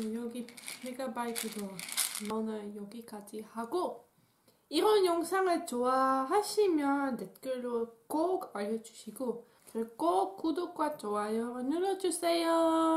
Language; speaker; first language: Korean; non-native, learner; Dutch